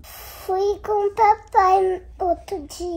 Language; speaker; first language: Portuguese; early bilingual, heritage; Portuguese